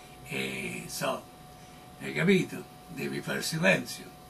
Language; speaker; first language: Italian; early bilingual, heritage; Italian